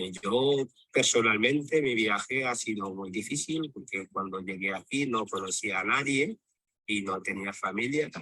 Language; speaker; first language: Spanish; non-native, local second language; Portuguese